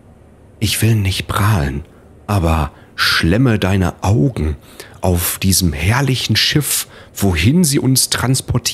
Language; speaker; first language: German; native; German